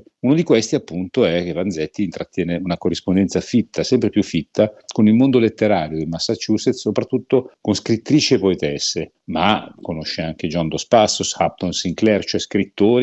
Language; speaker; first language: Italian; native; Italian